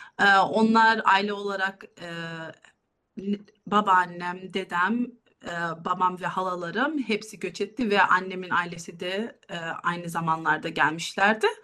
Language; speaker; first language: Turkish; early bilingual, heritage; Turkish